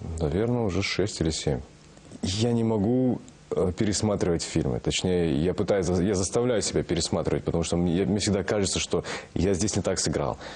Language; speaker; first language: Russian; non-native, local second language; Kazakh